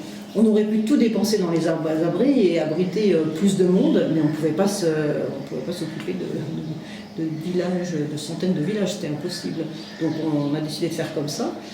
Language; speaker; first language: French; native; French